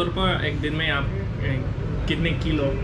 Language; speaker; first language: Hindi; non-native, fluent; English